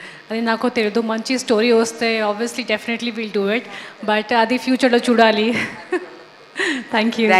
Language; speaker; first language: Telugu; non-native, fluent; Hindi